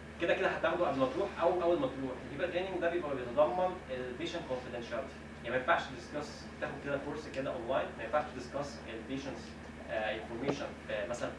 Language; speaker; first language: Arabic; native; Arabic